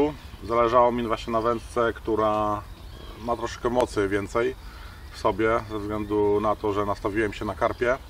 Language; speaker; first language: Polish; native; Polish